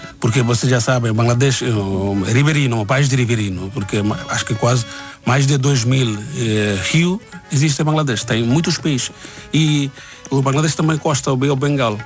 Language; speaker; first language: Portuguese; non-native, learner; Bangla